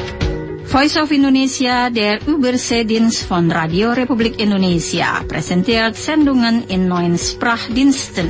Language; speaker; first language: German; non-native, learner; Indonesian